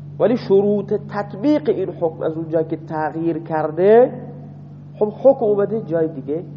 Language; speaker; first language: Persian; non-native, local second language; Baluchi